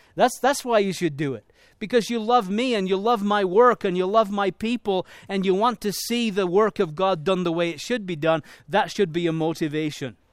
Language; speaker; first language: English; native; English